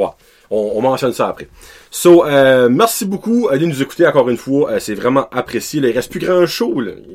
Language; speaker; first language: French; native; French